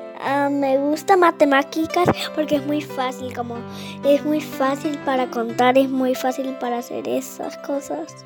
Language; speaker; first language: Spanish; early bilingual, heritage; Spanish